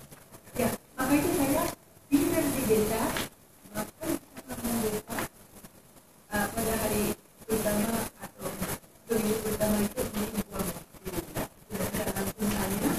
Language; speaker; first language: Indonesian; non-native, fluent; Japanese